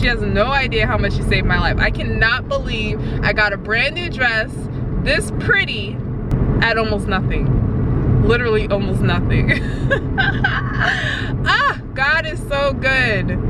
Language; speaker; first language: English; native; English